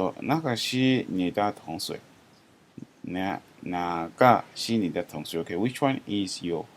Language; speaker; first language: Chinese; non-native, learner; English